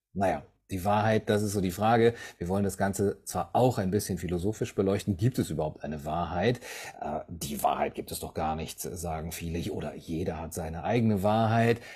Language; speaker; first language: German; native; German